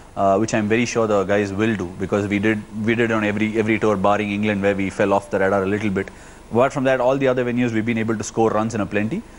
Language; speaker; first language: English; non-native, local second language; Tamil